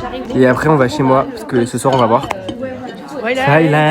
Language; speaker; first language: French; native; French